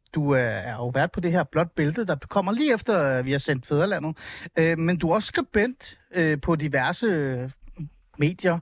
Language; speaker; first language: Danish; early bilingual, other home language; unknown